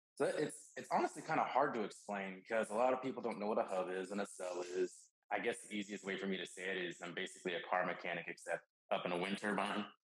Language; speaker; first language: English; native; English